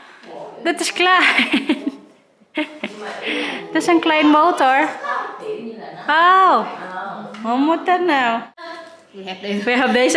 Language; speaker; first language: Dutch; non-native, learner; Waray